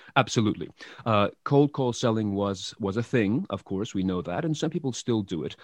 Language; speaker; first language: English; native; English